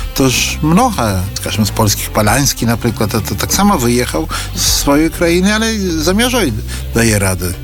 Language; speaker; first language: Belarusian; native; Belarusian